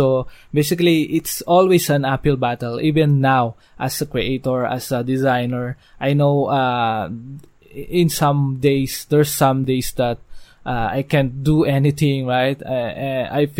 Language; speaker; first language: English; non-native, local second language; Filipino